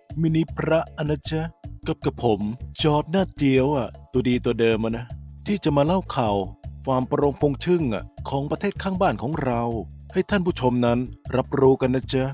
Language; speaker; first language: Thai; native; Thai